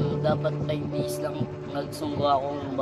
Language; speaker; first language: Filipino; non-native, local second language; Bikol